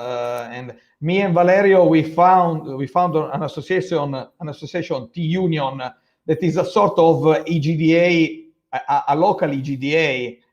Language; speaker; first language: English; non-native, fluent; Italian